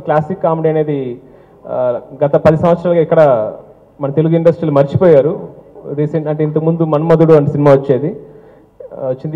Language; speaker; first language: Telugu; native; Telugu